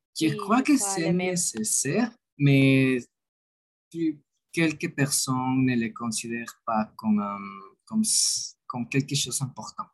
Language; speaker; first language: French; non-native, learner; Spanish